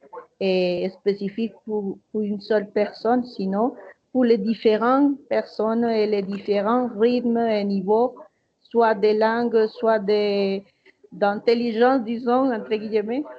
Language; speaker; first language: French; non-native, fluent; Spanish